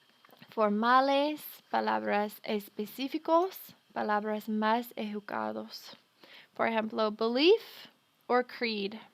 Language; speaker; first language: Spanish; non-native, fluent; English